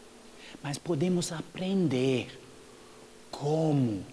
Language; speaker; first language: Portuguese; non-native, fluent; English